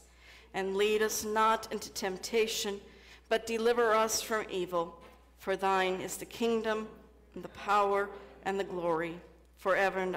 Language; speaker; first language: English; native; English